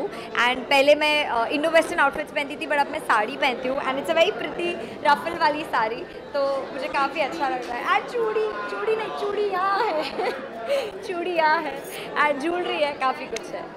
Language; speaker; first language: Hindi; native; Hindi